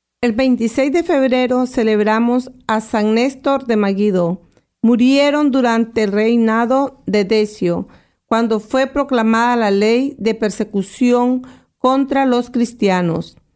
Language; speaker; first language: Spanish; native; Spanish